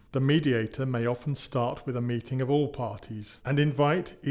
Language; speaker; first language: English; native; English